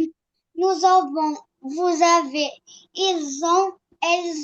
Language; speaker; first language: French; non-native, learner; Arabic